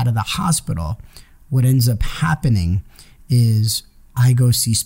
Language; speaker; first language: English; early bilingual, other home language; Hebrew